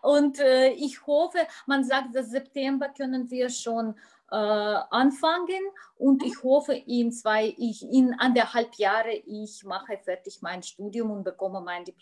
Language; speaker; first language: German; non-native, learner; Russian